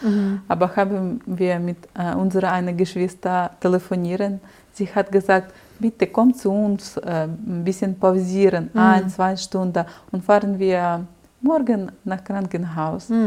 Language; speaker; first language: German; non-native, learner; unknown